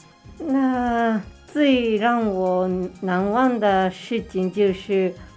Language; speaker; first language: Chinese; non-native, fluent; Japanese